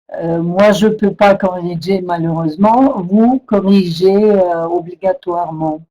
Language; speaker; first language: French; non-native, fluent; Russian